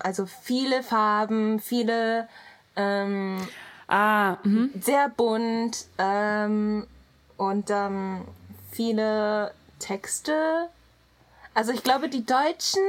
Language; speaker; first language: German; non-native, learner; Japanese